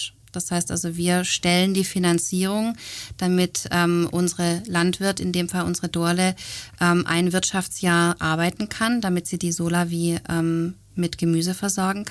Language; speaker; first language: German; native; German